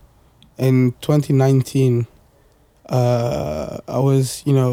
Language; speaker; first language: English; non-native, fluent; Portuguese